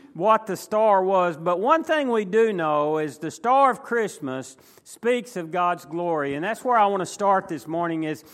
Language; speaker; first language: English; native; English